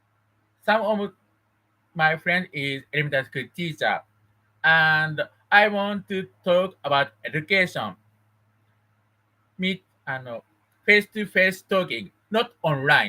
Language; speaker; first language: English; non-native, learner; Japanese